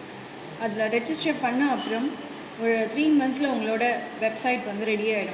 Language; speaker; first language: Tamil; native; Tamil